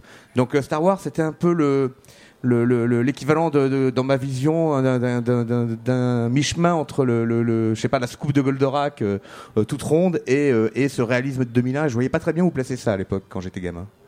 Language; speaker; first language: French; native; French